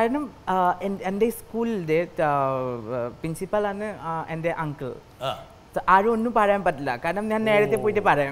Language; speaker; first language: Malayalam; non-native, local second language; Assamese